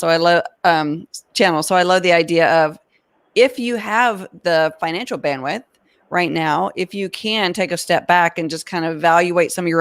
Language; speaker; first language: English; native; English